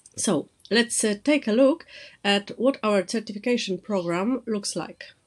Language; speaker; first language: English; non-native, fluent; Polish